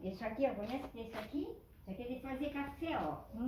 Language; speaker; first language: Portuguese; native; Portuguese